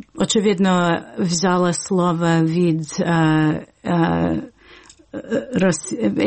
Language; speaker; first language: Ukrainian; early bilingual, heritage; Ukrainian